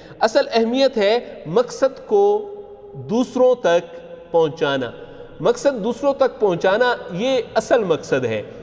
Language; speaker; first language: Urdu; native; Urdu